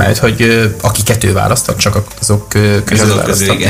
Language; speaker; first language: Hungarian; native; Hungarian